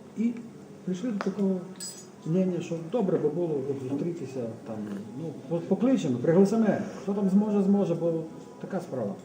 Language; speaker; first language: Ukrainian; native; Ukrainian